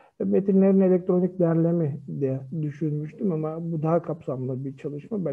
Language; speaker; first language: Turkish; non-native, fluent; Kyrgyz